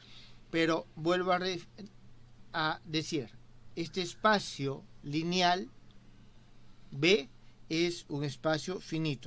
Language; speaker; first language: Spanish; native; Spanish